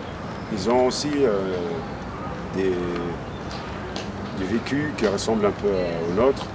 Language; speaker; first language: French; non-native, local second language; Kabyle